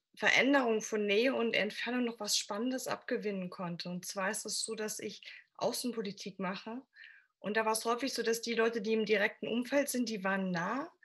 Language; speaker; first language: German; native; German